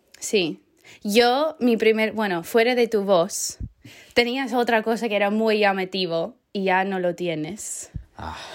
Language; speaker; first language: Spanish; non-native, fluent; English